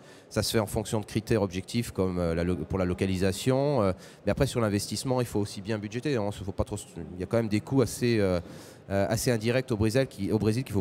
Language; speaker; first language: French; native; French